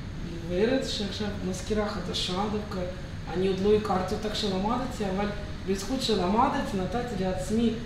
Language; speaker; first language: Hebrew; non-native, fluent; Russian